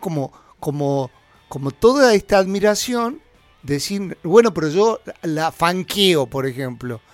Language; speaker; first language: Spanish; native; Spanish